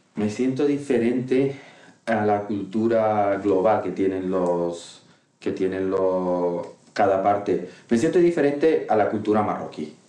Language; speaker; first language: Spanish; non-native, local second language; Arabic